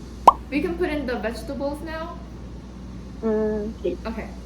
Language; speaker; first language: English; non-native, fluent; Korean